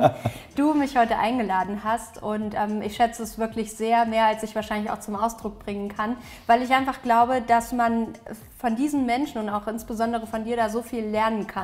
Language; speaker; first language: German; native; German